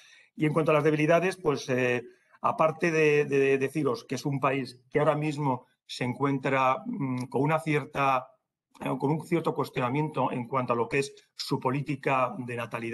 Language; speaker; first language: Spanish; native; Spanish